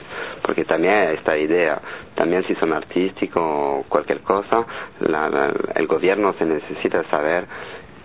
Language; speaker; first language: Spanish; non-native, fluent; French